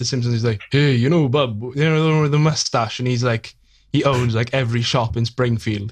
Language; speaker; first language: English; native; English